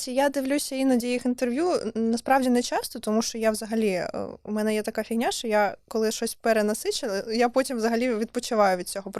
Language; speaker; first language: Ukrainian; native; Ukrainian